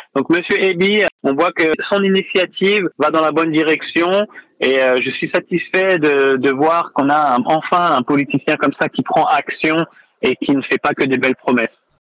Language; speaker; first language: French; native; French